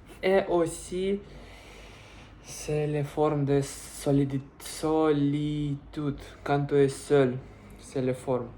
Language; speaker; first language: French; non-native, learner; Russian